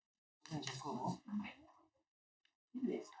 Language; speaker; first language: Korean; native; Korean